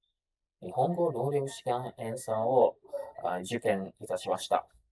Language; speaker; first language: Japanese; non-native, learner; Indonesian